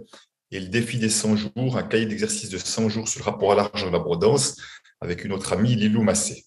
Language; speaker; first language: French; native; French